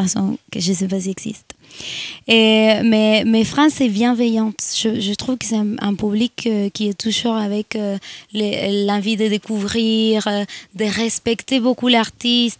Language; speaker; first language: French; non-native, fluent; Spanish